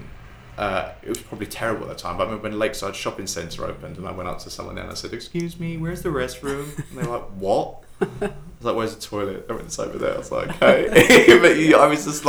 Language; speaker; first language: English; native; English